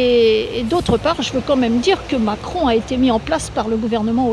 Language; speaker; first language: French; native; French